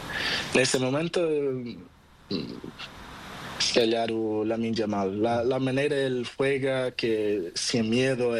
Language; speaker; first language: Spanish; non-native, learner; Portuguese